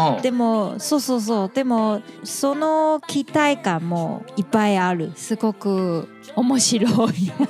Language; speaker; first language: Japanese; non-native, learner; Chinese